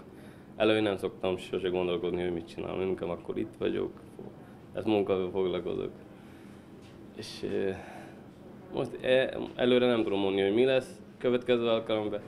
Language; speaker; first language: Hungarian; non-native, learner; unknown